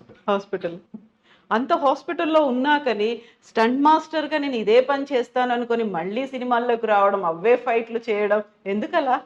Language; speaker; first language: Telugu; native; Telugu